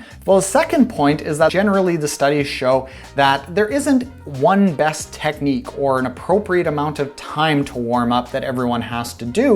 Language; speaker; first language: English; native; English